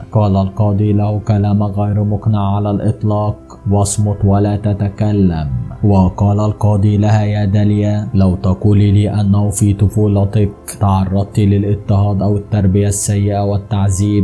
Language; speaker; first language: Arabic; native; Arabic